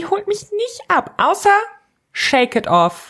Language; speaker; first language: German; native; German